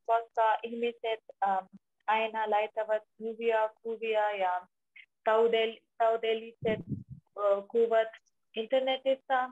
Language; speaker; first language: Finnish; non-native, learner; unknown